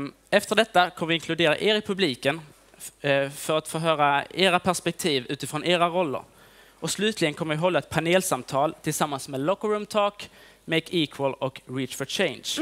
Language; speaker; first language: Swedish; native; Swedish